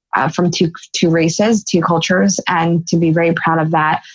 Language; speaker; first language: English; native; English